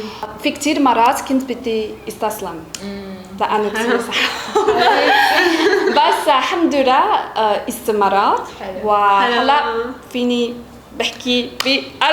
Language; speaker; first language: Arabic; non-native, fluent; Chinese